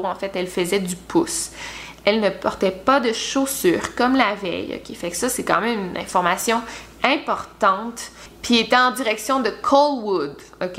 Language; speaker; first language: French; native; French